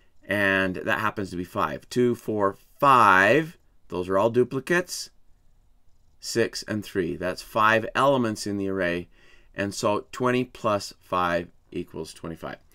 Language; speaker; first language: English; native; English